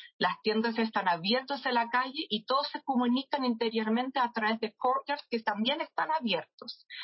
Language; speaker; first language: Spanish; non-native, fluent; English